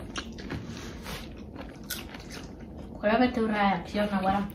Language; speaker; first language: Spanish; early bilingual, heritage; Spanish